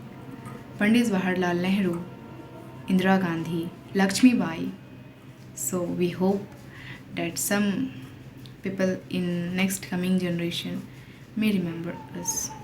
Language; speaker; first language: English; non-native, local second language; Hindi